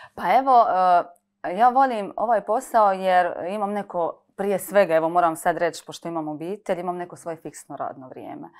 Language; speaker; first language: Croatian; native; Croatian